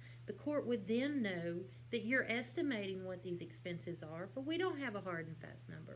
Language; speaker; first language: English; native; English